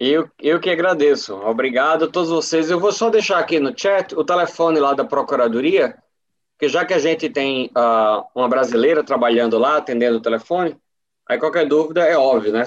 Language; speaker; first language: Portuguese; native; Portuguese